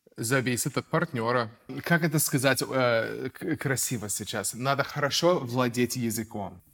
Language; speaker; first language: Russian; non-native, fluent; English